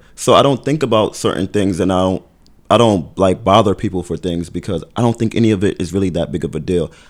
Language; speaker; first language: English; native; English